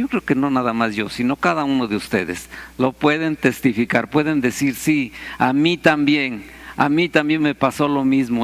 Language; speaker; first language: Spanish; native; Spanish